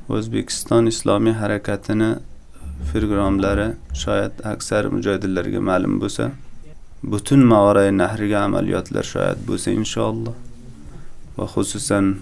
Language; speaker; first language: Uzbek; native; Uzbek